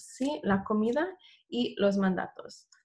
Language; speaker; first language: Spanish; non-native, fluent; English